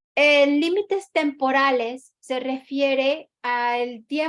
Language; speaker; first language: Spanish; native; Spanish